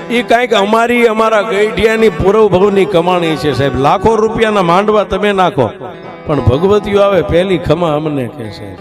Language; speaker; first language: Gujarati; native; Gujarati